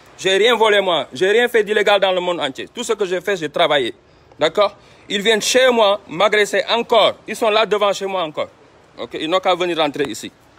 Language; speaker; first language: French; non-native, local second language; Wolof